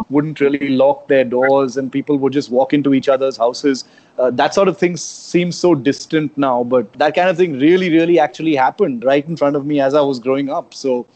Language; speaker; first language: English; non-native, local second language; Konkani